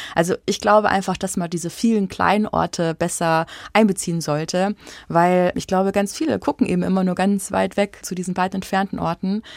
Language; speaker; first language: German; native; German